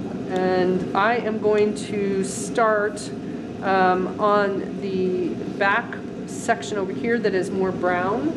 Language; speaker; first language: English; native; English